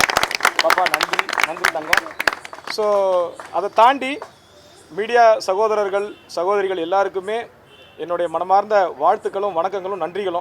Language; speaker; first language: Tamil; native; Tamil